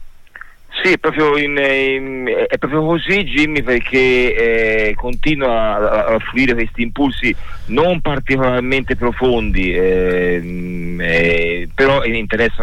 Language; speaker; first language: Italian; native; Italian